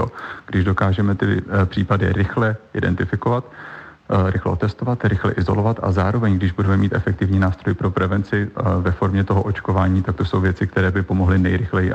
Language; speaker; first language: Czech; native; Czech